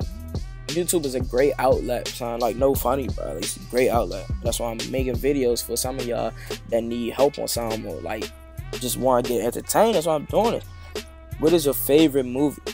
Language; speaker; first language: English; native; English